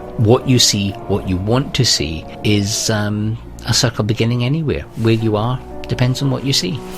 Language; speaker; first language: English; native; English